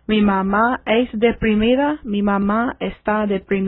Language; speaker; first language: Spanish; non-native, fluent; English